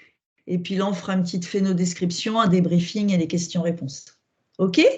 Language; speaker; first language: French; native; French